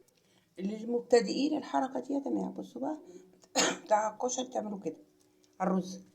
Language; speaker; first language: Arabic; native; Arabic